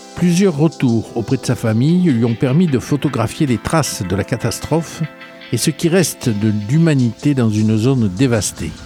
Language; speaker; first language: French; native; French